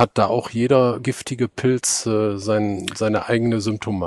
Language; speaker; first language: German; native; German